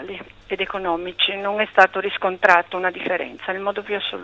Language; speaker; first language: Italian; native; Italian